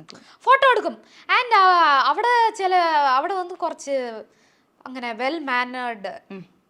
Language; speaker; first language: Malayalam; non-native, local second language; Tamil